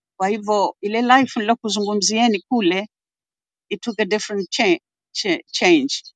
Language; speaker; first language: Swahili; native; Swahili